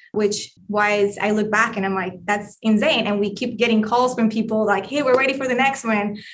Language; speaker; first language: English; non-native, fluent; Spanish